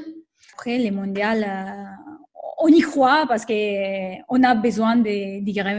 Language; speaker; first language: French; non-native, fluent; Italian